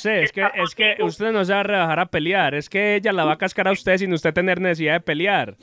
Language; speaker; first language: Spanish; native; Spanish